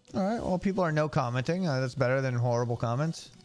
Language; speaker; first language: English; native; English